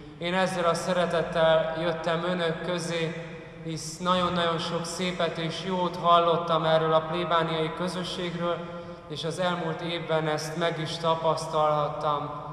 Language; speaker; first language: Hungarian; non-native, local second language; Croatian